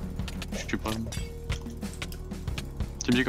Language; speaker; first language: French; native; French